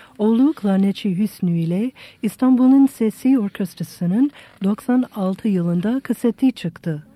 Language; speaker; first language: Turkish; non-native, fluent; English